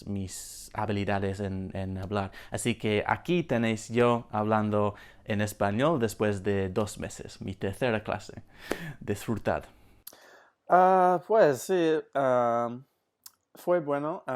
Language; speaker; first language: Spanish; non-native, fluent; English